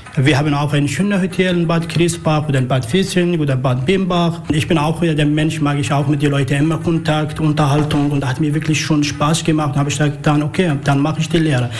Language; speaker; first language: German; non-native, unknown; Arabic